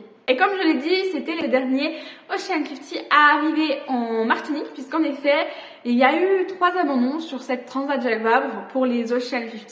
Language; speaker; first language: French; native; French